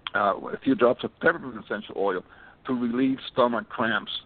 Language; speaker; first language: English; early bilingual, other home language; Spanish